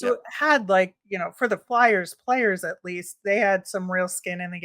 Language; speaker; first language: English; native; English